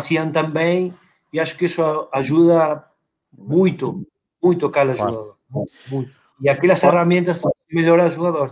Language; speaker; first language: Portuguese; non-native, fluent; Spanish